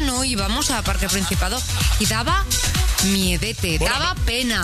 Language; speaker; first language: Spanish; native; Spanish